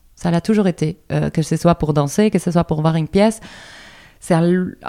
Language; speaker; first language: French; non-native, fluent; Spanish